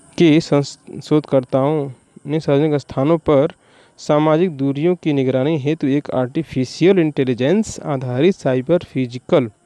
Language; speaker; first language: Hindi; native; Hindi